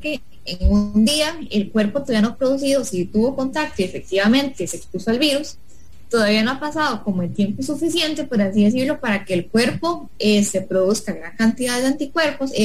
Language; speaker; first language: Spanish; native; Spanish